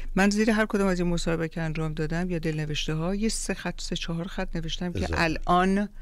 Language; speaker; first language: Persian; native; Persian